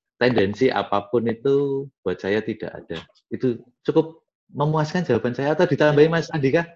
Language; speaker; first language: Indonesian; non-native, local second language; Javanese